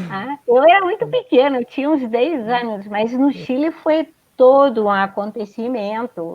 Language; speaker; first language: Portuguese; non-native, fluent; Spanish